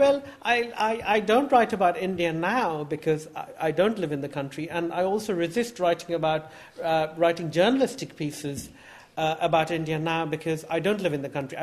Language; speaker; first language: English; non-native, local second language; Bangla